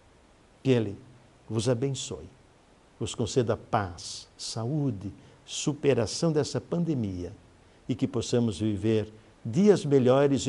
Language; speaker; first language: Portuguese; native; Portuguese